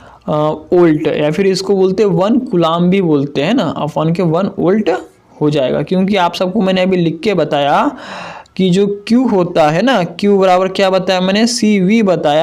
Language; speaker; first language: Hindi; native; Hindi